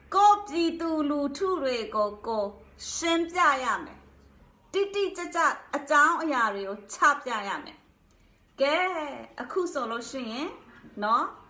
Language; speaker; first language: Burmese; non-native, local second language; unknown